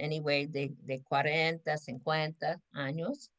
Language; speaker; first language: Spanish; non-native, fluent; English